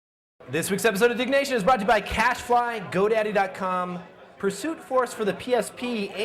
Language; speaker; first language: English; native; English